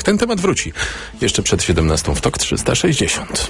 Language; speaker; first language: Polish; native; Polish